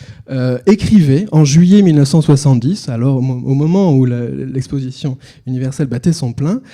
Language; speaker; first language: French; native; French